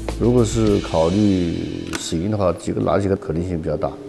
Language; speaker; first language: Chinese; native; Chinese